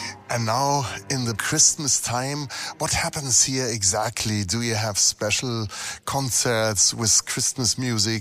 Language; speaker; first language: English; non-native, fluent; German